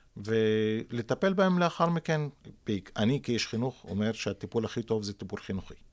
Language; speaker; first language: Hebrew; non-native, local second language; Arabic